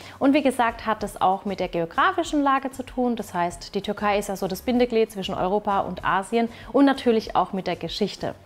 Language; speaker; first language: German; early bilingual, other home language; Turkish